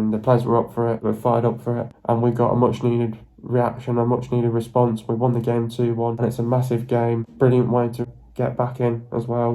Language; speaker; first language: English; native; English